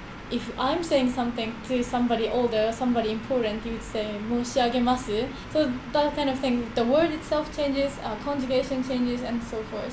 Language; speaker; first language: English; non-native, fluent; Japanese